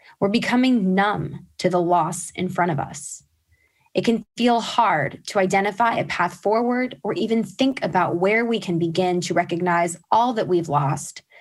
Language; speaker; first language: English; native; English